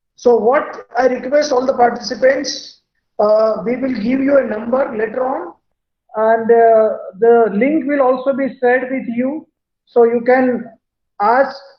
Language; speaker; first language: English; non-native, local second language; Gujarati